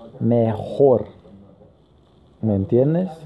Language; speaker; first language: Spanish; native; Spanish